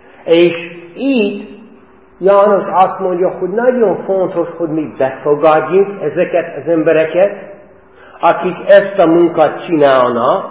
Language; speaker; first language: Hungarian; non-native, fluent; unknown